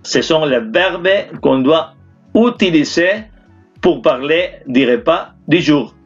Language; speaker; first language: French; non-native, fluent; Spanish